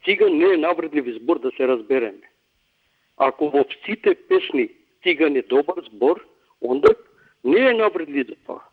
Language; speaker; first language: Macedonian; non-native, local second language; Romany